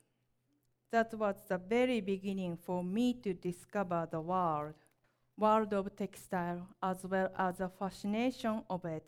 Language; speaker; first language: English; non-native, learner; Japanese